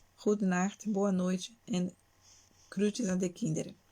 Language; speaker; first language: Dutch; non-native, learner; Portuguese